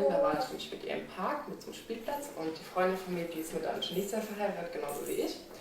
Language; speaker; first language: German; native; German